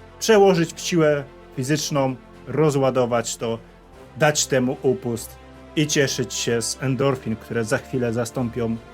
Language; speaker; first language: Polish; native; Polish